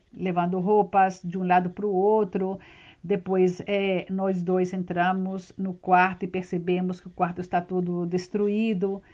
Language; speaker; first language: Portuguese; non-native, fluent; Spanish